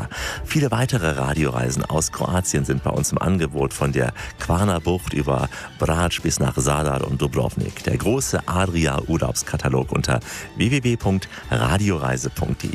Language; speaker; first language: German; native; German